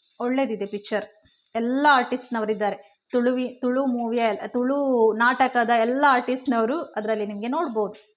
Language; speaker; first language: Kannada; non-native, local second language; Tulu